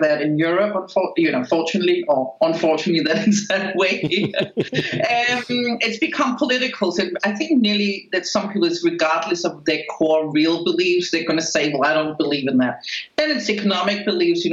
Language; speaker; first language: English; non-native, fluent; Spanish